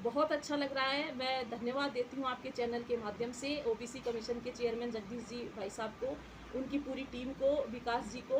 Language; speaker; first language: Hindi; native; Hindi